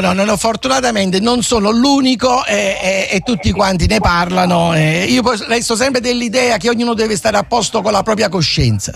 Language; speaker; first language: Italian; native; Italian